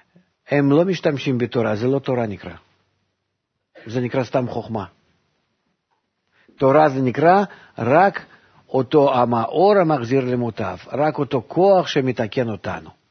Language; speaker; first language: Hebrew; non-native, fluent; Russian